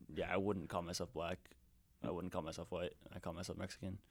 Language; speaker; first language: English; early bilingual, other home language; Spanish